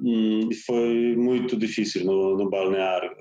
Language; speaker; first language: Portuguese; non-native, fluent; Polish